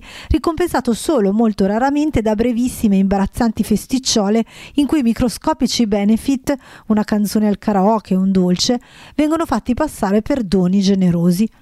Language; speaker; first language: Italian; native; Italian